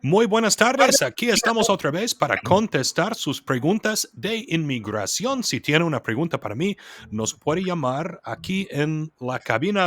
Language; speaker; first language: Spanish; non-native, fluent; English